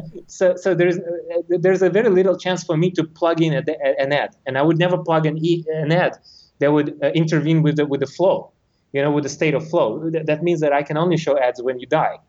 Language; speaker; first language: English; non-native, fluent; Russian